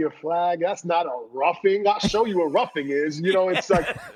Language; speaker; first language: English; native; English